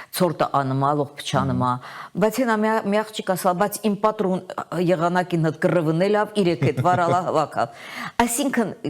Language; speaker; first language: Armenian; native; Armenian